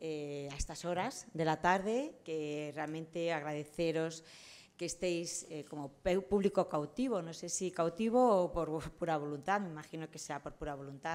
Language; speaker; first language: Spanish; native; Spanish